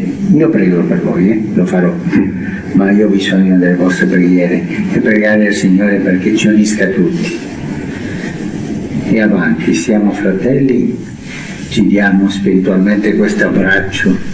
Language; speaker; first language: Italian; early bilingual, heritage; Spanish